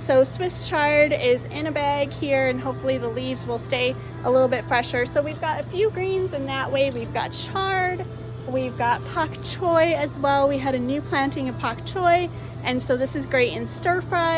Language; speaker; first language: English; native; English